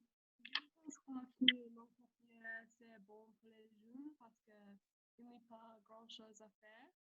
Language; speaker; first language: French; non-native, learner; English